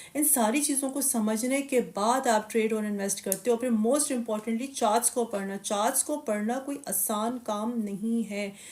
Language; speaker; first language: Urdu; native; Urdu